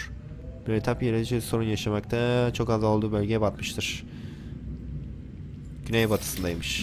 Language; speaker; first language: Turkish; native; Turkish